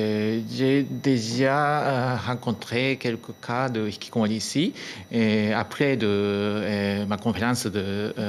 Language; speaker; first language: French; non-native, learner; Japanese